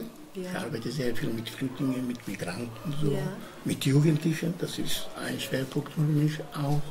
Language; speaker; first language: German; non-native, learner; Romany